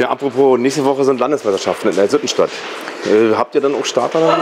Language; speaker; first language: German; native; German